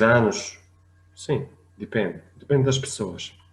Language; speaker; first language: Portuguese; non-native, fluent; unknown